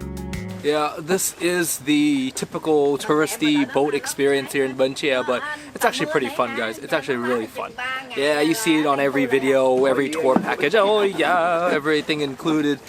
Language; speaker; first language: English; early bilingual, other home language; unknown